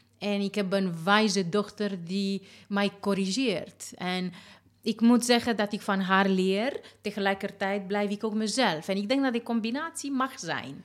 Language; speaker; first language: Dutch; non-native, fluent; Romanian